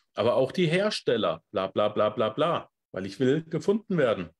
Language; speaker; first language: German; native; German